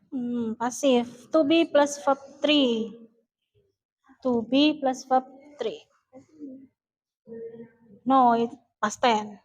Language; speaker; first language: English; non-native, learner; Indonesian